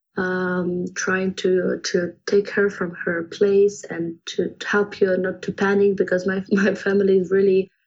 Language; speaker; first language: English; non-native, fluent; Ukrainian